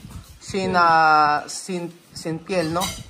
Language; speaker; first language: Spanish; non-native, learner; Filipino